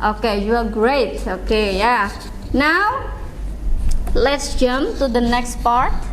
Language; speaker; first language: English; non-native, fluent; Indonesian